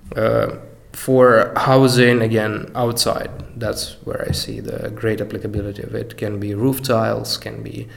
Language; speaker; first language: English; non-native, fluent; Ukrainian